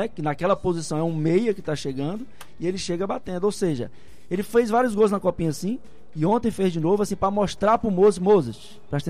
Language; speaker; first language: Portuguese; native; Portuguese